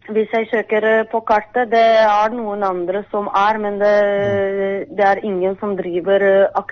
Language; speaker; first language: Norwegian; non-native, fluent; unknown